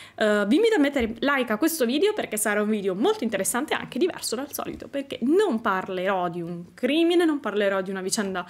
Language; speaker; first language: Italian; native; Italian